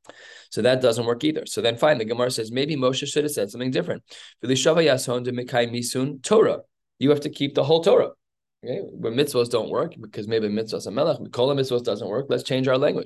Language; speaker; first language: English; native; English